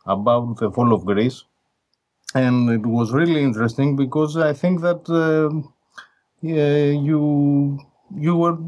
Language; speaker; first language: English; non-native, fluent; Greek